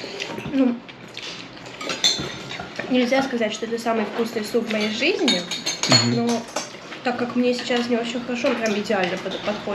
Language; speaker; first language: Russian; native; Russian